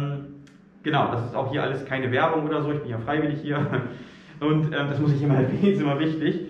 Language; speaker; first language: German; native; German